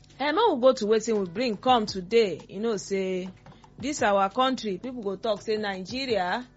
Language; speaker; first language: Nigerian Pidgin; non-native, local second language; Yoruba